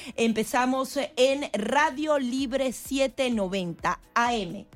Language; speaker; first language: Spanish; native; Spanish